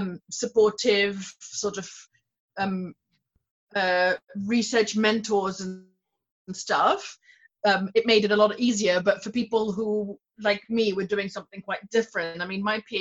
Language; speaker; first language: English; non-native, local second language; Swahili